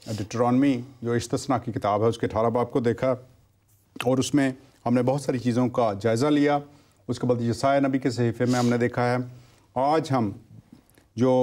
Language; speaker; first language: Urdu; non-native, local second language; Punjabi